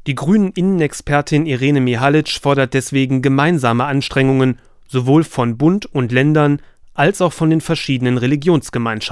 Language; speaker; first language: German; native; German